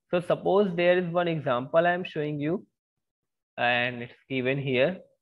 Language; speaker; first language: English; non-native, local second language; Hindi